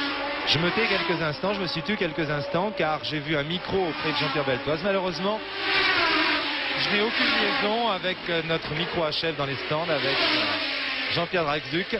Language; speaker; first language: French; native; French